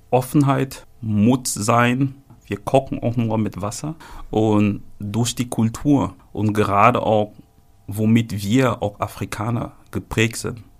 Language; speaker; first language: German; non-native, fluent; French